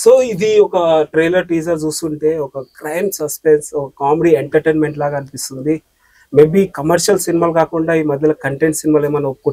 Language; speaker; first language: Telugu; native; Telugu